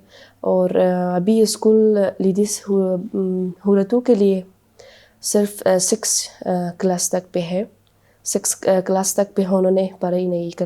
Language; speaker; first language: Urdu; non-native, learner; Persian